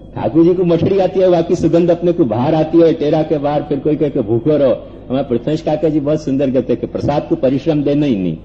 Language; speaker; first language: Hindi; native; Hindi